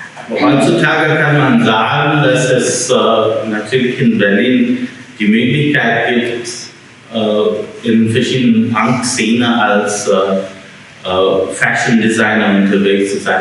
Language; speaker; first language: German; non-native, fluent; English